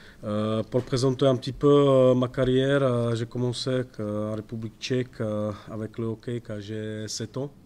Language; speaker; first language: French; non-native, fluent; Czech